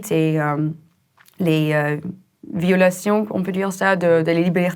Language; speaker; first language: French; non-native, fluent; Dutch